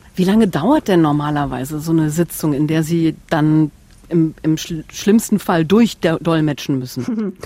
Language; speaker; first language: German; native; German